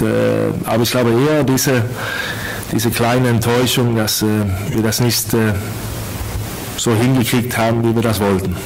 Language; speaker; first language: German; non-native, fluent; Swedish